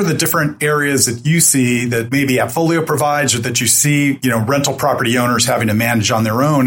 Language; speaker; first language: English; native; English